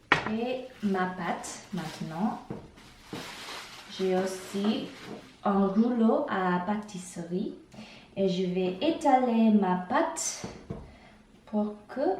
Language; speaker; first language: French; non-native, learner; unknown